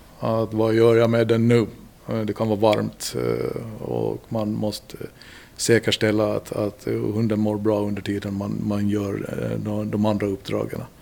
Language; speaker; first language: Swedish; native; Swedish